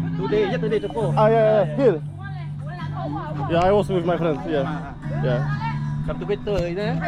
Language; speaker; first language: English; non-native, learner; Polish